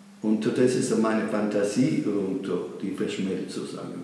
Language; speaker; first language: German; non-native, learner; Italian